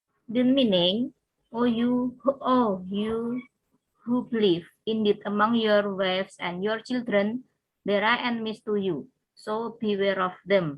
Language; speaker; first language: English; non-native, learner; Indonesian